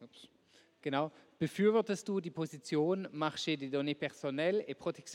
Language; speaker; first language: German; native; German